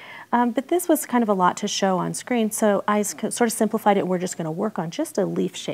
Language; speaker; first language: English; native; English